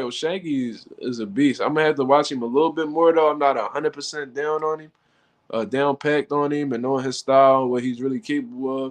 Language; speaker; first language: English; native; English